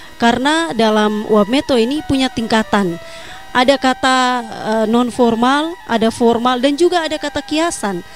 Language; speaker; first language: Indonesian; non-native, local second language; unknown